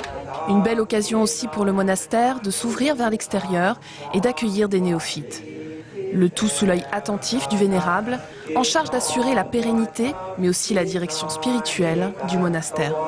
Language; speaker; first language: French; native; French